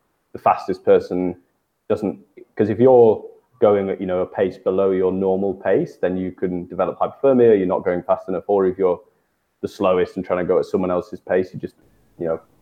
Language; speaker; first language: English; native; English